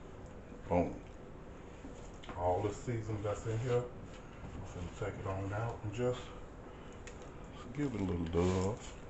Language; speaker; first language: English; native; English